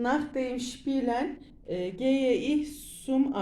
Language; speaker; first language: German; non-native, learner; Turkish